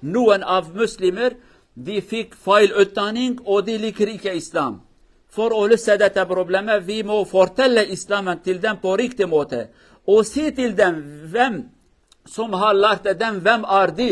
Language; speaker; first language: Norwegian; non-native, learner; Kurdish